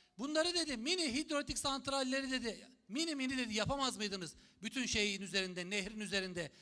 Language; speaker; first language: Turkish; native; Turkish